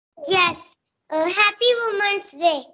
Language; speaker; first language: English; non-native, local second language; Marathi